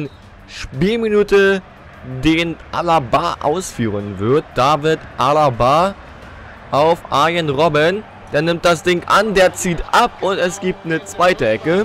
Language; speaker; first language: German; native; German